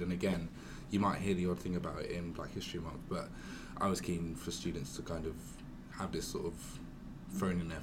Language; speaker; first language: English; native; English